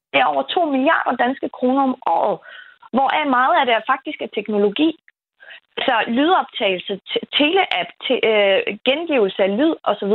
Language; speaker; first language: Danish; early bilingual, other home language; Kurdish